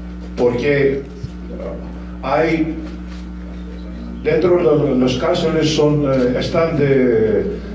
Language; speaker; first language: Spanish; non-native, fluent; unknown